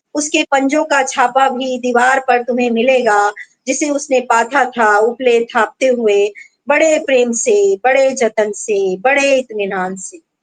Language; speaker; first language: Hindi; non-native, local second language; Bangla